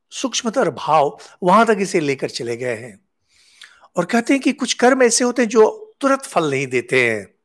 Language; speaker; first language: Hindi; non-native, local second language; Bangla